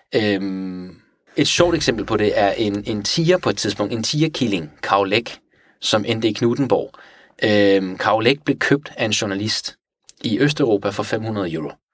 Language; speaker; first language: Danish; early bilingual, other home language; Persian